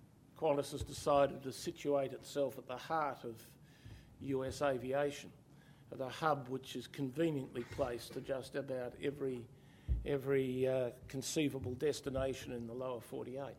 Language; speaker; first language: English; native; English